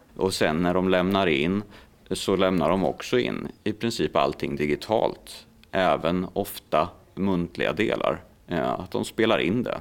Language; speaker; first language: Swedish; native; Swedish